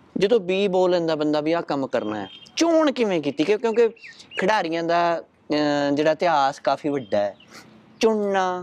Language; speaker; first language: Punjabi; native; Punjabi